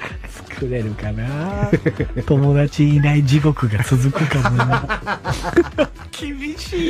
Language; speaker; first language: Japanese; native; Japanese